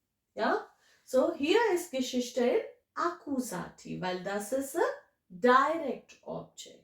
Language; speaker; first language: German; non-native, fluent; English